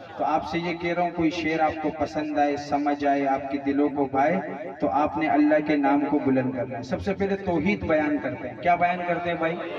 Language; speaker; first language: Urdu; non-native, local second language; Pashto